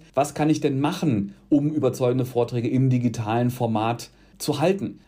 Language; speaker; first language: German; native; German